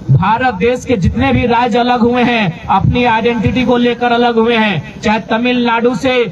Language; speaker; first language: Hindi; native; Hindi